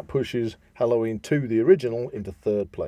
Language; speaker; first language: English; native; English